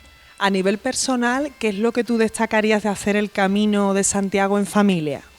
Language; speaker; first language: Spanish; native; Spanish